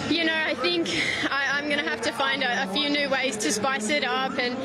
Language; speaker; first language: English; native; English